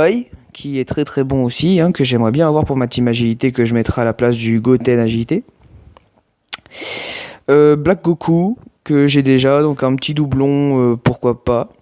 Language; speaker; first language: French; native; French